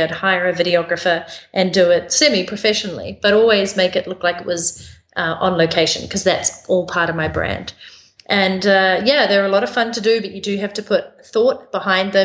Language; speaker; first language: English; native; English